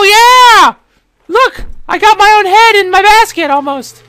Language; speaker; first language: English; native; English